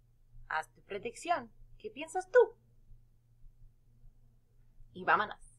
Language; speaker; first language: Spanish; non-native, fluent; English